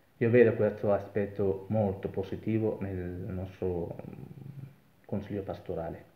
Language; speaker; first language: Italian; non-native, fluent; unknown